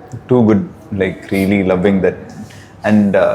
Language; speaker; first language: Malayalam; non-native, learner; Tamil